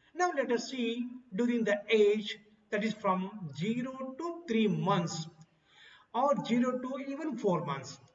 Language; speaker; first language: English; non-native, local second language; Kannada